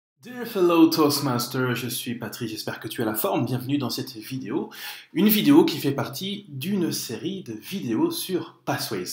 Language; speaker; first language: French; native; French